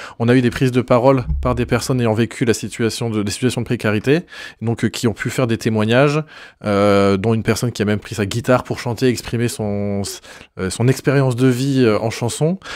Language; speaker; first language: French; native; French